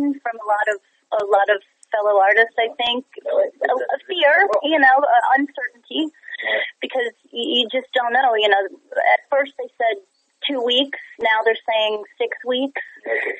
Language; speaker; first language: English; native; English